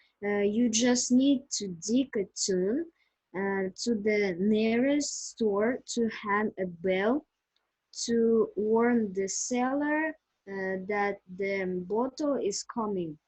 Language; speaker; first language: English; non-native, learner; Russian